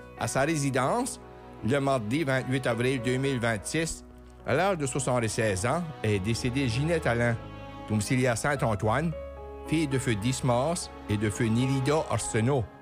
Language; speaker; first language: French; native; French